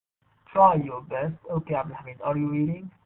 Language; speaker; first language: English; non-native, fluent; Arabic